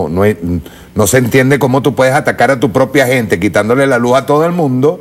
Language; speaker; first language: Spanish; native; Spanish